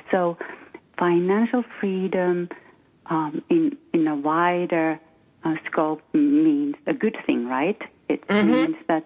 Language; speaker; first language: English; non-native, fluent; Finnish